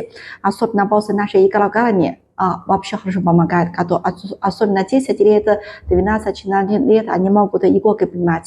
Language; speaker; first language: Russian; non-native, learner; Chinese